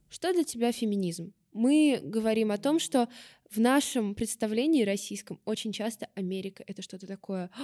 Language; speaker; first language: Russian; native; Russian